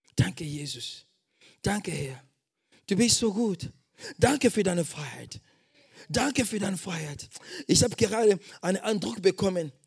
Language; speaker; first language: German; non-native, fluent; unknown